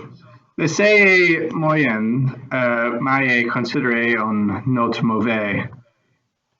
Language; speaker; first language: French; non-native, learner; English